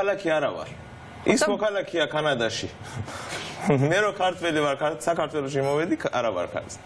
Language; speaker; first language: Georgian; early bilingual, heritage; Persian